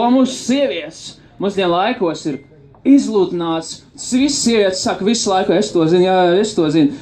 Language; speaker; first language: Latvian; non-native, local second language; Russian